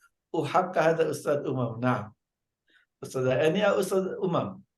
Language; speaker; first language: Arabic; non-native, fluent; Indonesian